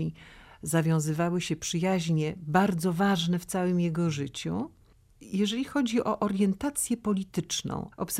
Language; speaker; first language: Polish; native; Polish